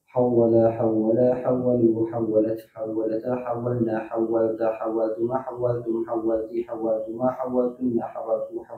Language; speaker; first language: Arabic; non-native, learner; Indonesian